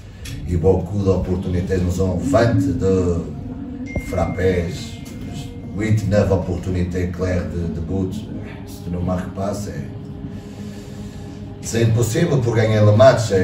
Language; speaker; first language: French; non-native, learner; Portuguese